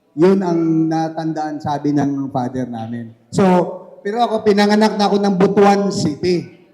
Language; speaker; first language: Filipino; non-native, local second language; Cebuano